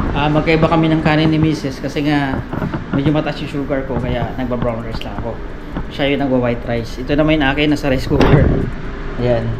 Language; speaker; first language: Filipino; non-native, local second language; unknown